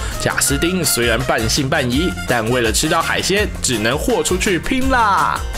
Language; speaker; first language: Chinese; native; Chinese